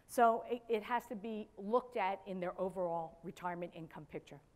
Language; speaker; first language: English; native; English